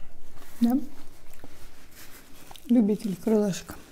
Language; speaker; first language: Russian; native; Russian